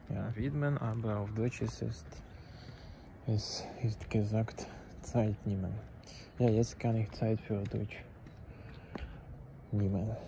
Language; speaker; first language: German; non-native, learner; Czech